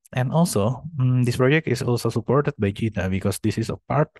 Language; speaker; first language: English; non-native, fluent; Indonesian